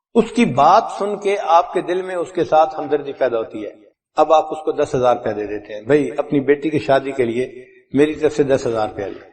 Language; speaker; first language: Urdu; non-native, local second language; Punjabi